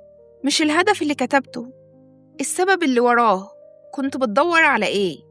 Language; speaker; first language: Arabic; native; Arabic